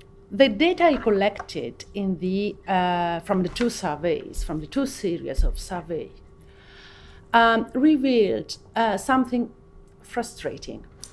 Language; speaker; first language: English; non-native, fluent; Italian